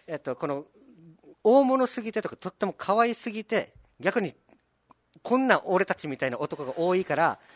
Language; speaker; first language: Japanese; native; Japanese